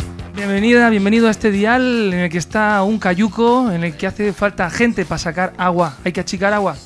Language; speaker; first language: Spanish; native; Spanish